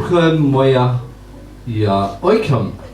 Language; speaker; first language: Dutch; non-native, learner; English